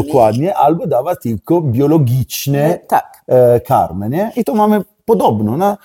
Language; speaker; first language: Polish; non-native, learner; Italian